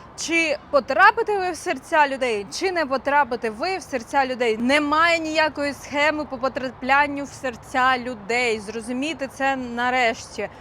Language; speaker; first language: Ukrainian; non-native, local second language; Russian